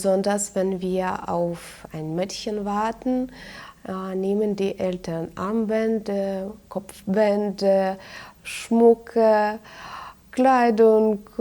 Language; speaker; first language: German; non-native, fluent; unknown